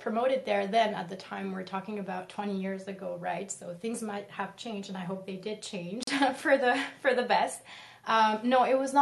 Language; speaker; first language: English; non-native, fluent; French